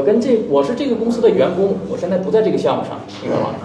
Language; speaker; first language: Chinese; native; Chinese